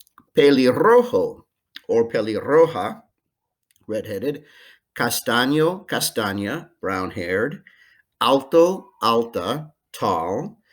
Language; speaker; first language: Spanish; non-native, fluent; English